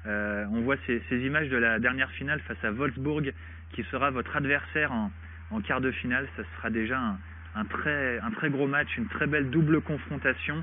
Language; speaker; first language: French; native; French